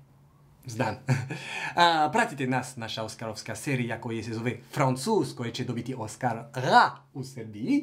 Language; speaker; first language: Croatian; non-native, learner; French